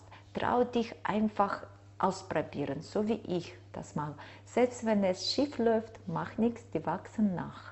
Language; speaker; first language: German; non-native, fluent; Russian